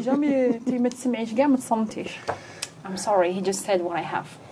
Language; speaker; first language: English; non-native, fluent; Arabic